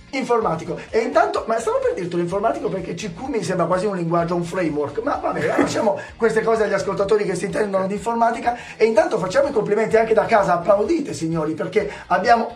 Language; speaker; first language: Italian; native; Italian